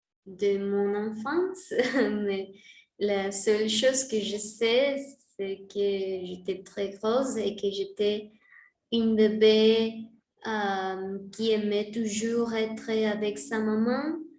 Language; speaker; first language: French; non-native, learner; Spanish